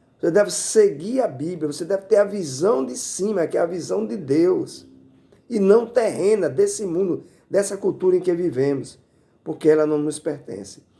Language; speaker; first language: Portuguese; native; Portuguese